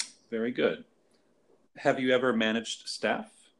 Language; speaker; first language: English; native; English